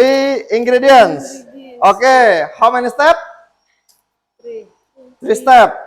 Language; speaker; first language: English; non-native, fluent; Indonesian